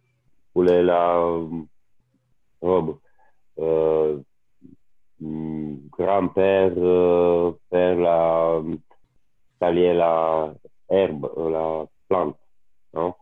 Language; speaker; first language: French; non-native, learner; Italian